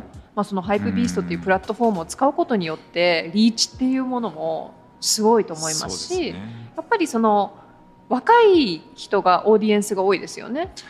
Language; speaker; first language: Japanese; non-native, fluent; English